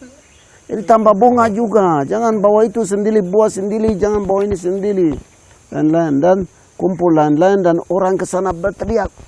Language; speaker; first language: Indonesian; non-native, local second language; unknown